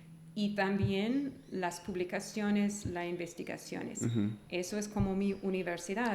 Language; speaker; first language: Spanish; non-native, fluent; English